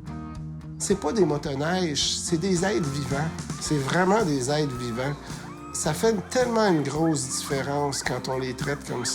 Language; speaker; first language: French; native; French